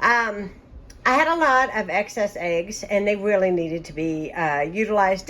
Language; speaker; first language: English; native; English